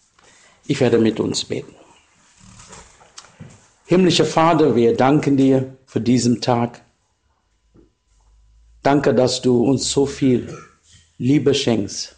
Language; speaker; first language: German; non-native, learner; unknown